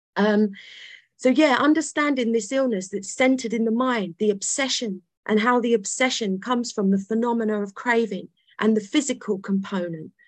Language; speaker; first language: English; native; English